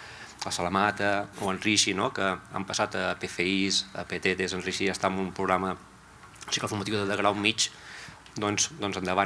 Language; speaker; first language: Catalan; native; Catalan